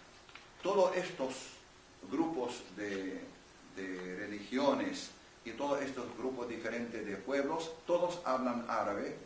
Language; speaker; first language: Spanish; non-native, fluent; Arabic